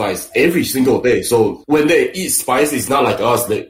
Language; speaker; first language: English; non-native, fluent; Chinese